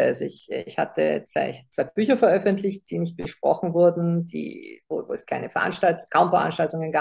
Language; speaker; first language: German; native; German